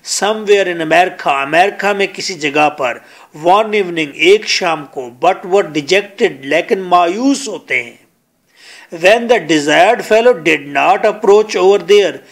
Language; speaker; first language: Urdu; non-native, local second language; Punjabi